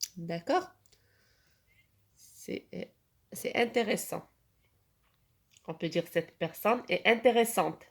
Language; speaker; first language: French; non-native, local second language; Arabic